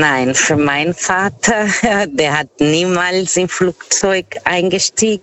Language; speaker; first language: German; non-native, fluent; Portuguese